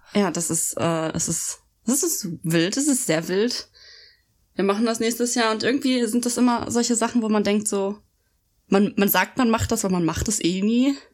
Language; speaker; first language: German; native; German